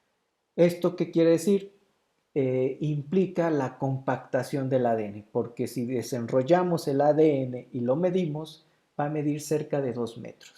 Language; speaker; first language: Spanish; native; Spanish